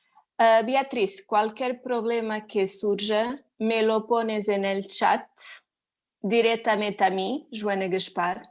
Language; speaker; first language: Spanish; non-native, learner; Portuguese